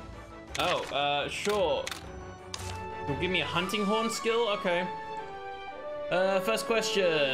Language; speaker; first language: English; native; English